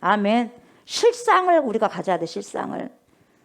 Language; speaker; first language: Korean; native; Korean